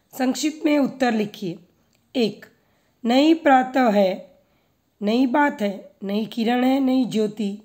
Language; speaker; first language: Hindi; non-native, local second language; Gujarati